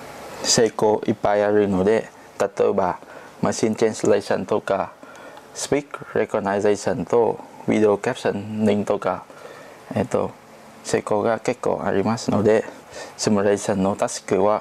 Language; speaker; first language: Japanese; non-native, learner; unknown